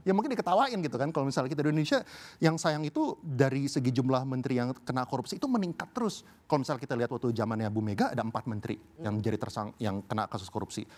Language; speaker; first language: Indonesian; early bilingual, heritage; Indonesian